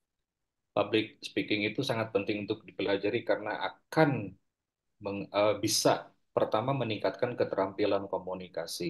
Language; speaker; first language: Indonesian; native; Indonesian